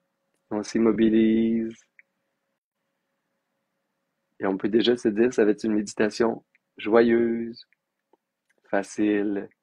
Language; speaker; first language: French; native; French